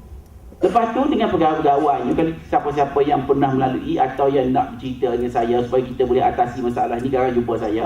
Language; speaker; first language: Malay; native; Malay